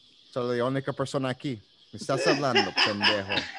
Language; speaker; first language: Spanish; early bilingual, other home language; English